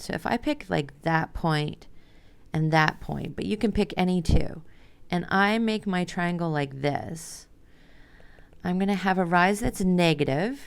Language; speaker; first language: English; native; English